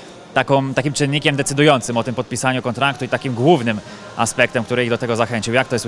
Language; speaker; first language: Polish; native; Polish